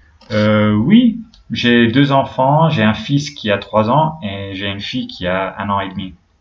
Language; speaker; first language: French; non-native, learner; English